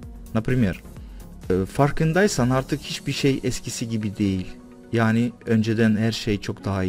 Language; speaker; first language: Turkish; non-native, fluent; Russian